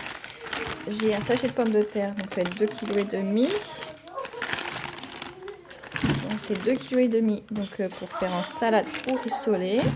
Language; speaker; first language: French; native; French